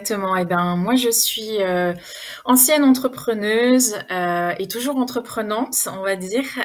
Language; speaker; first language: French; native; French